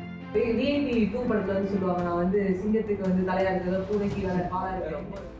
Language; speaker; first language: Tamil; native; Tamil